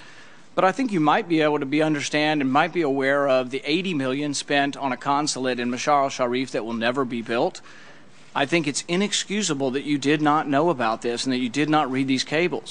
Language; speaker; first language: English; native; English